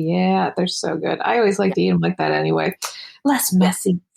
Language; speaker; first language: English; native; English